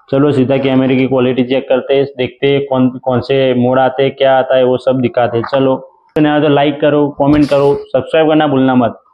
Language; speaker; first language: Hindi; non-native, local second language; Gujarati